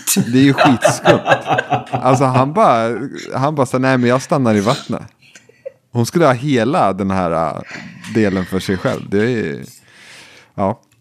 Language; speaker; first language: Swedish; native; Swedish